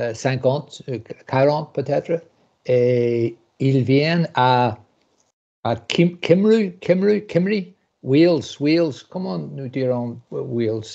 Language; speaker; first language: French; non-native, learner; English